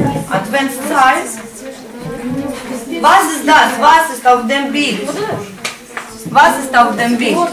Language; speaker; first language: German; non-native, fluent; Russian